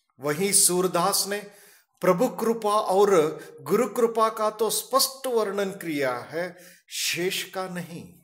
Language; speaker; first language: Hindi; non-native, local second language; Kannada